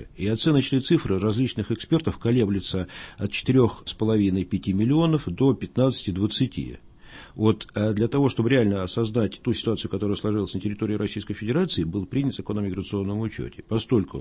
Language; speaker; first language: Russian; native; Russian